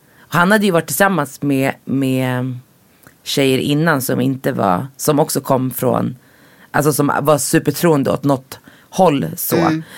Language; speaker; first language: Swedish; early bilingual, other home language; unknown